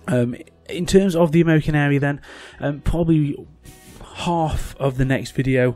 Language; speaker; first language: English; native; English